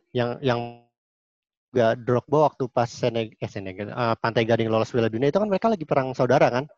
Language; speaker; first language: Indonesian; native; Indonesian